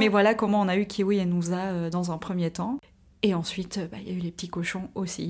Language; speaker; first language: French; native; French